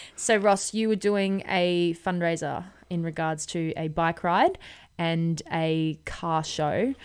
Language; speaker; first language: English; native; English